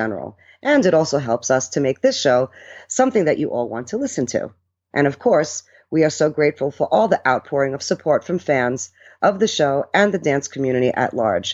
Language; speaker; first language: English; early bilingual, other home language; Italian